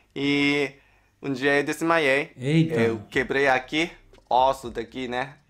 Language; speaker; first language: Portuguese; non-native, learner; Japanese